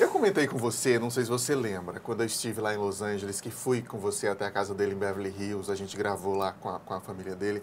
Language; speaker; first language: Portuguese; native; Portuguese